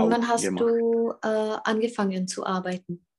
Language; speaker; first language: German; non-native, fluent; Czech